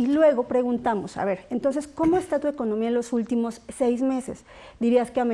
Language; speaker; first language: Spanish; native; Spanish